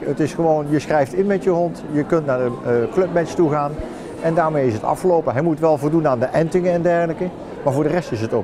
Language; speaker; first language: Dutch; native; Dutch